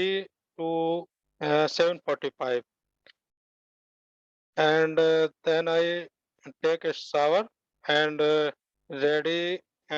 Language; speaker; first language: English; non-native, learner; Hindi